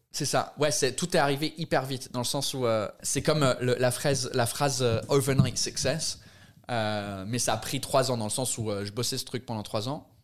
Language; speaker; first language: French; non-native, fluent; English